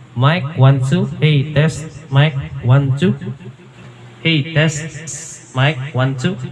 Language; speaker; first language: Filipino; non-native, local second language; Cebuano